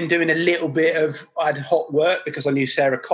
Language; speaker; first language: English; native; English